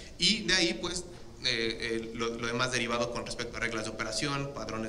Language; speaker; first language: Spanish; native; Spanish